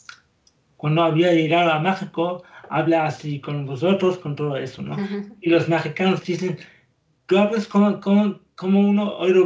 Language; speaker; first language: Spanish; non-native, learner; German